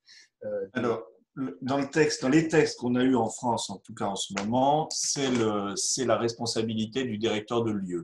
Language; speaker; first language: French; native; French